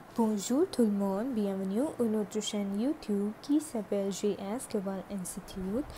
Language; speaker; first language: French; non-native, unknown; Punjabi